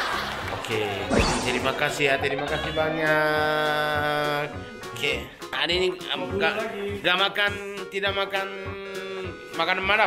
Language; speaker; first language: Indonesian; non-native, learner; Japanese